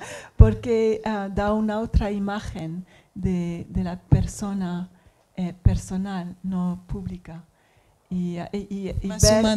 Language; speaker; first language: Spanish; non-native, learner; English